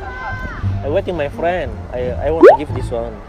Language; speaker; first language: English; non-native, learner; Indonesian